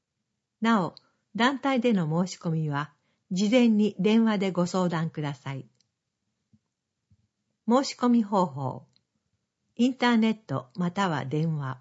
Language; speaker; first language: Japanese; native; Japanese